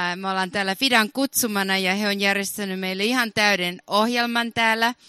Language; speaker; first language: Finnish; early bilingual, heritage; Finnish